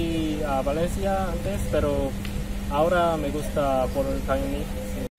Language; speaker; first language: Spanish; non-native, learner; Korean